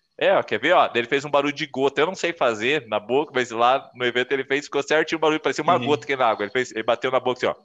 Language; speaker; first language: Portuguese; native; Portuguese